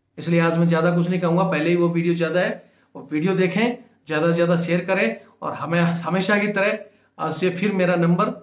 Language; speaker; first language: Hindi; native; Hindi